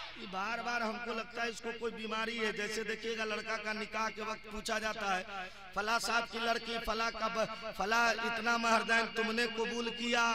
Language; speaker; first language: Hindi; native; Hindi